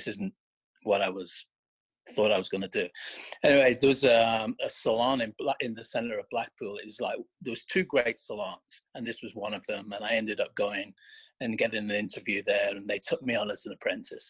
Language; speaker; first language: English; native; English